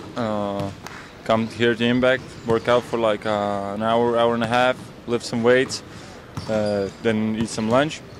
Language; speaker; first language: English; non-native, fluent; Latvian